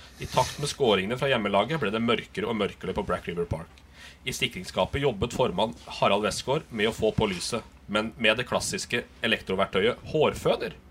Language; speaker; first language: Norwegian; native; Norwegian